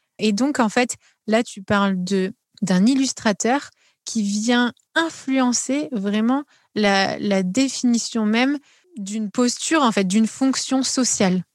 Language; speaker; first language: French; native; French